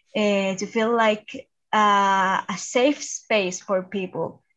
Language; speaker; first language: English; non-native, fluent; Spanish